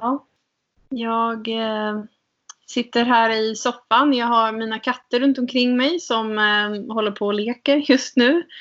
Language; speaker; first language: Swedish; native; Swedish